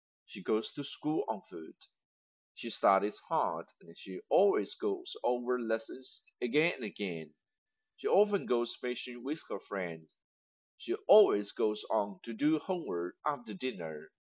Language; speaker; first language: English; non-native, fluent; Chinese